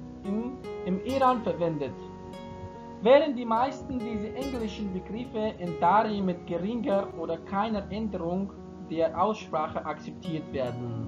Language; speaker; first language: German; non-native, fluent; Persian